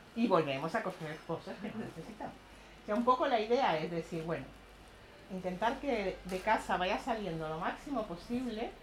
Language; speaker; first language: Spanish; native; Spanish